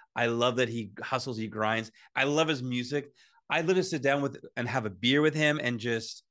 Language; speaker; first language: English; native; English